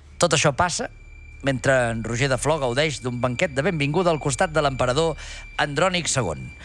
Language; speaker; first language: Catalan; native; Catalan